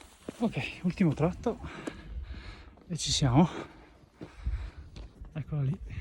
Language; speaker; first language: Italian; native; Italian